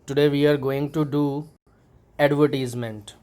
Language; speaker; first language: English; non-native, local second language; Punjabi